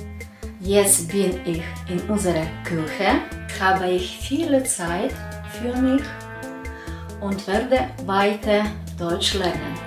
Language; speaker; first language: German; non-native, learner; Russian